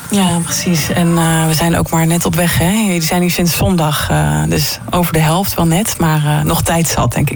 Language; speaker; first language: Dutch; native; Dutch